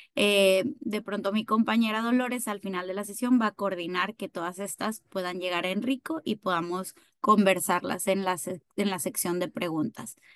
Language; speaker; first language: Spanish; native; Spanish